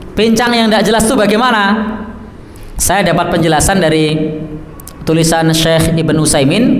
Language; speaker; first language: Indonesian; non-native, local second language; Javanese